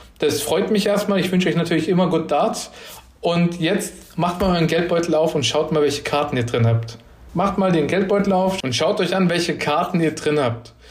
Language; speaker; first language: German; early bilingual, other home language; Turkish